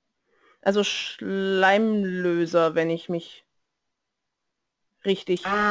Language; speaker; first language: German; native; German